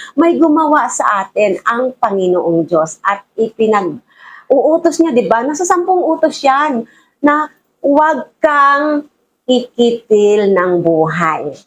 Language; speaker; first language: Filipino; native; Filipino